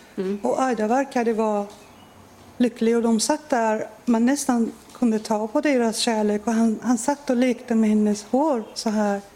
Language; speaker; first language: Swedish; non-native, fluent; Persian